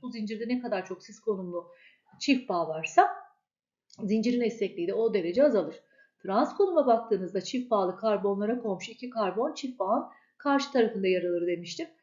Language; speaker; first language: Turkish; native; Turkish